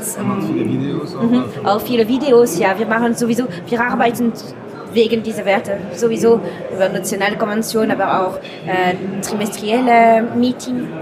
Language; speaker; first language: German; non-native, learner; French